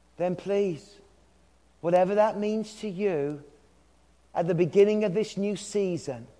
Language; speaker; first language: English; native; English